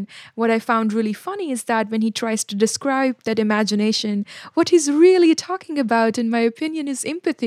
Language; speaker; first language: English; non-native, local second language; Hindi